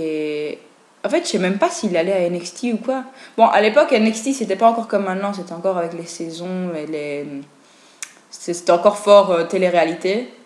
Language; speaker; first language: French; native; French